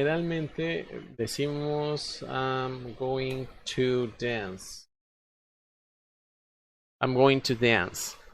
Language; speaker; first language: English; non-native, fluent; Spanish